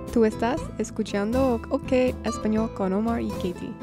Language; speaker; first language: Spanish; non-native, learner; English